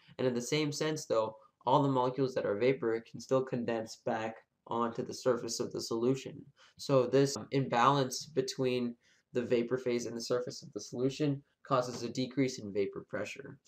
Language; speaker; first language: English; native; English